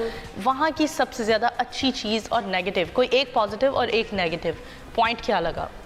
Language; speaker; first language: Hindi; native; Hindi